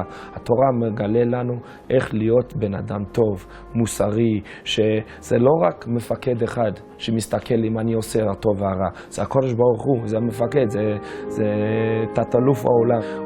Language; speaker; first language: Hebrew; non-native, fluent; English